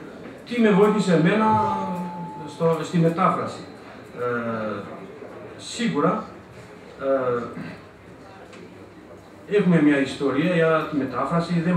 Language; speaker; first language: Greek; non-native, fluent; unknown